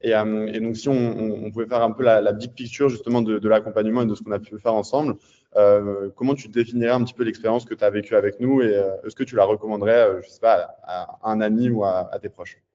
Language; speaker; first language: French; native; French